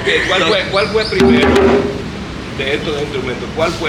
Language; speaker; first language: Spanish; native; Spanish